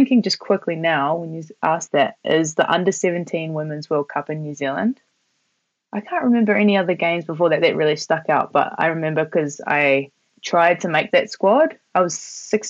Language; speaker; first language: English; native; English